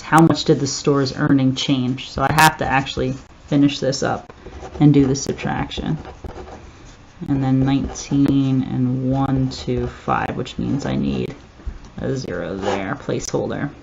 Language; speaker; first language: English; native; English